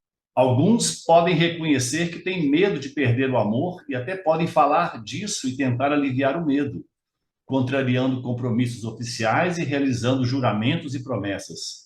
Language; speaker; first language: Portuguese; native; Portuguese